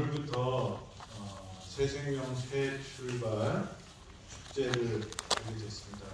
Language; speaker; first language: Korean; native; Korean